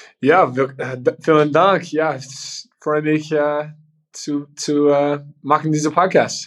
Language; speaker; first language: German; non-native, learner; English